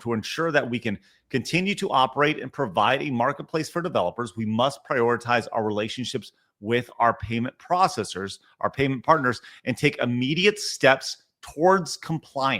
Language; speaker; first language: English; native; English